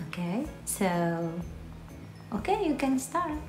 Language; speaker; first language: English; non-native, fluent; Indonesian